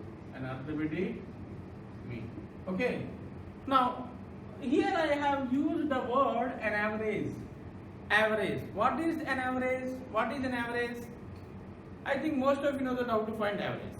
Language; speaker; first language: English; non-native, local second language; Telugu